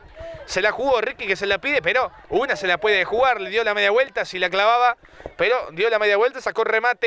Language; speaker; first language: Spanish; native; Spanish